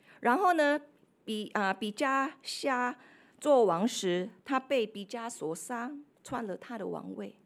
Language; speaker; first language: Chinese; non-native, fluent; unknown